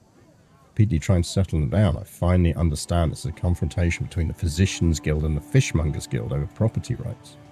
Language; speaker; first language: English; native; English